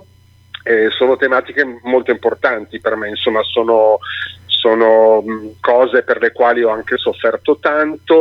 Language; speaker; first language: Italian; native; Italian